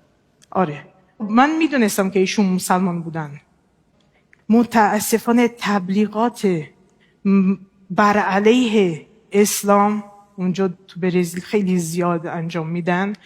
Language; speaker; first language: Persian; non-native, fluent; Portuguese